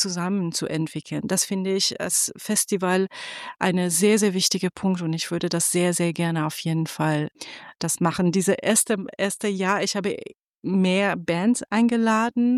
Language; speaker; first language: German; non-native, fluent; Persian